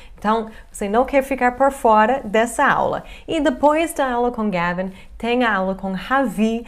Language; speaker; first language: Portuguese; non-native, fluent; English